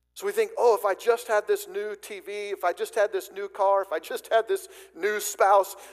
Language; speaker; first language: English; native; English